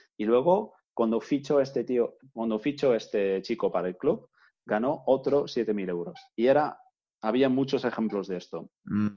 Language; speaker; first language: Spanish; non-native, fluent; English